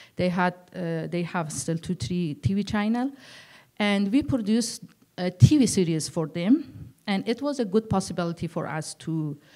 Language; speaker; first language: English; non-native, learner; Persian